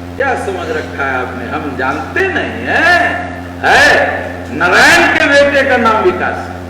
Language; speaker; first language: Hindi; non-native, local second language; Marathi